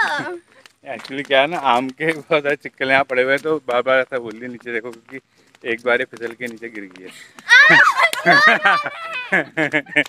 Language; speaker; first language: Hindi; native; Hindi